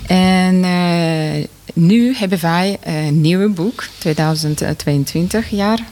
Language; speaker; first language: Dutch; non-native, fluent; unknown